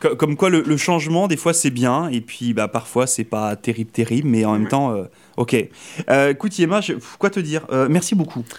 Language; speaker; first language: French; native; French